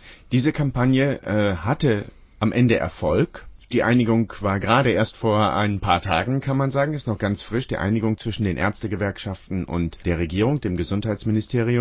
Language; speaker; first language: German; native; German